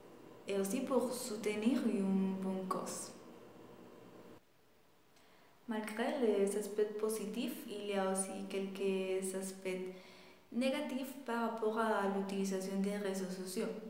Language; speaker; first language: French; non-native, fluent; Spanish